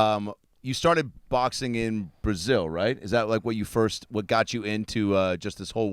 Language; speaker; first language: English; native; English